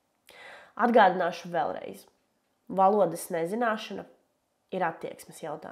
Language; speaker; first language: Latvian; native; Latvian